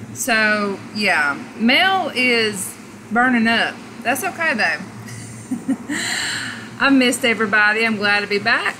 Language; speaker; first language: English; native; English